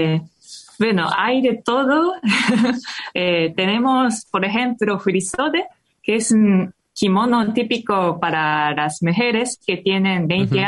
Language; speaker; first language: Spanish; non-native, fluent; Japanese